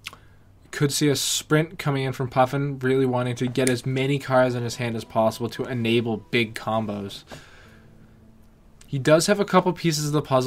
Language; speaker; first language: English; native; English